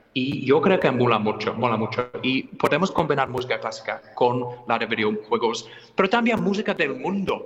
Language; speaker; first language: Spanish; non-native, fluent; English